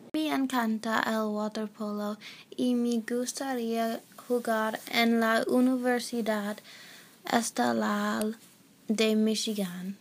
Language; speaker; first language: Spanish; non-native, learner; English